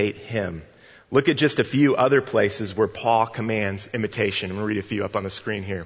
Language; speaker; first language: English; native; English